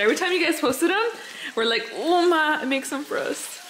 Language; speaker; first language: English; early bilingual, other home language; Spanish